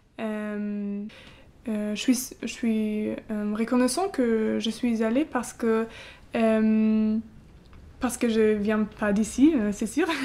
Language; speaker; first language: French; non-native, learner; German